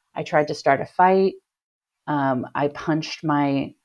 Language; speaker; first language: English; native; English